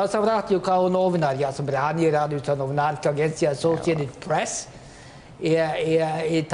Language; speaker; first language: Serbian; non-native, learner; Norwegian